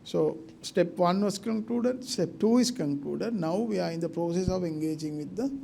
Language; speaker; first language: English; non-native, local second language; Sinhala